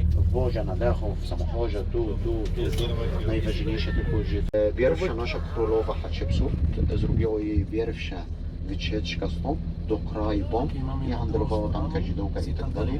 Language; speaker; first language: Polish; non-native, learner; Arabic